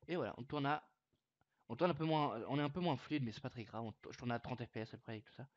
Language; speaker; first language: French; native; French